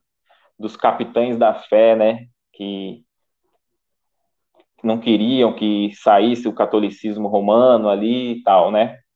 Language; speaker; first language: Portuguese; native; Portuguese